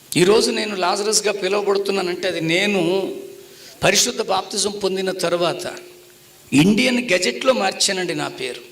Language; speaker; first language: Telugu; non-native, local second language; Tamil